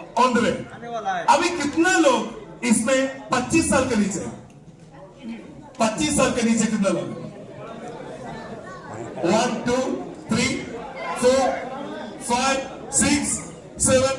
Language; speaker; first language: Hindi; non-native, fluent; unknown